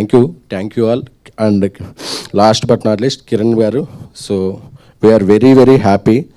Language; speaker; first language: Telugu; native; Telugu